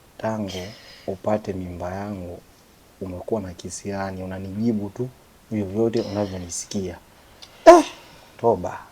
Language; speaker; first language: Swahili; native; Swahili